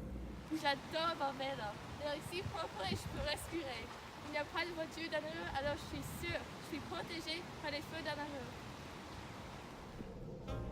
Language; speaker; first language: French; non-native, learner; English